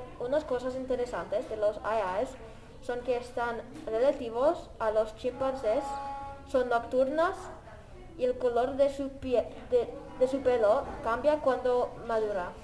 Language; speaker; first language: Spanish; non-native, learner; English